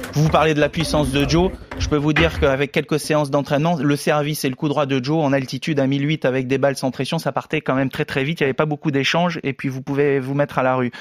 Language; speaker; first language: French; native; French